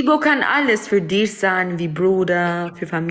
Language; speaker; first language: German; non-native, learner; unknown